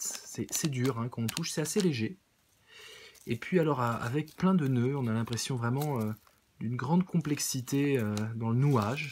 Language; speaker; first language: French; native; French